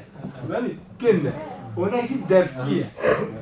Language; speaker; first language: French; non-native, fluent; Kurdish